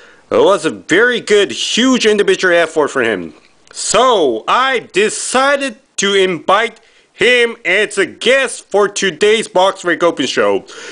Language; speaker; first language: English; non-native, fluent; Japanese